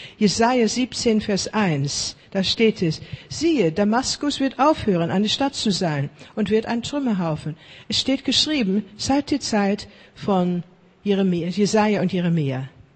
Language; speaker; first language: German; non-native, fluent; Afrikaans